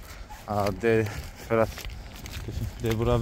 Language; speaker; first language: Swedish; non-native, fluent; Turkish